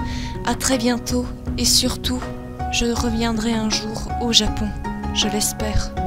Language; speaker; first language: French; native; French